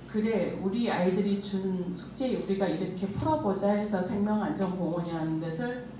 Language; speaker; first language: Korean; native; Korean